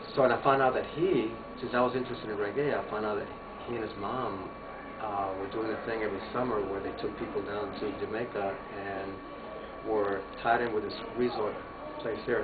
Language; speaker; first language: English; native; English